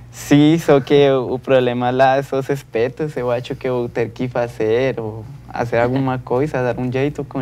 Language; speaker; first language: Portuguese; non-native, learner; Spanish